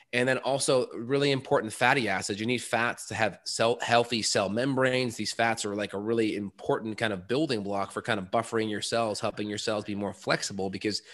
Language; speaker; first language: English; native; English